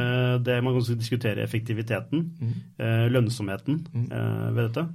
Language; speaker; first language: Norwegian; native; Norwegian